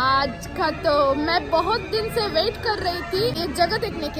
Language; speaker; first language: Hindi; non-native, local second language; Kannada